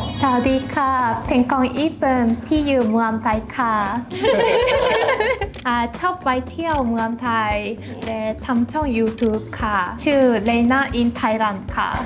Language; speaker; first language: Thai; non-native, learner; Japanese